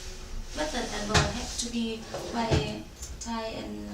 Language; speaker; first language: English; non-native, learner; Vietnamese